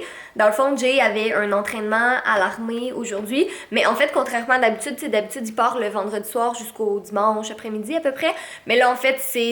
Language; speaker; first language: French; native; French